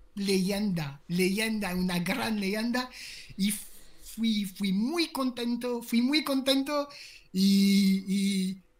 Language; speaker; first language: Spanish; non-native, fluent; French